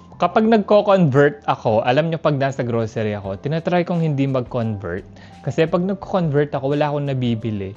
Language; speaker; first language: Filipino; native; Filipino